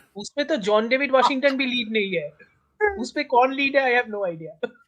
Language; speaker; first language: Hindi; native; Hindi